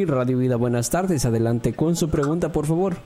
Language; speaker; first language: Spanish; native; Spanish